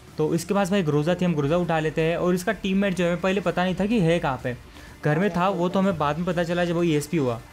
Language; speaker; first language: Hindi; native; Hindi